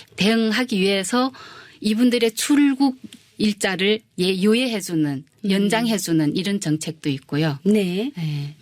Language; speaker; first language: Korean; early bilingual, heritage; Korean